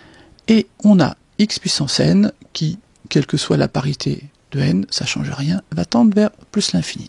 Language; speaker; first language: French; native; French